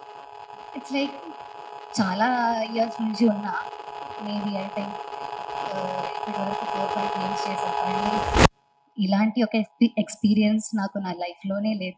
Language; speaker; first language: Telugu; non-native, learner; Malayalam